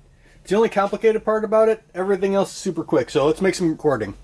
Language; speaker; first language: English; native; English